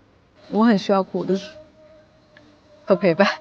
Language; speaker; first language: Chinese; native; Chinese